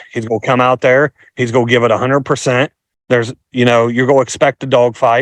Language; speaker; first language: English; native; English